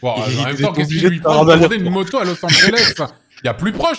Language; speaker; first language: French; native; French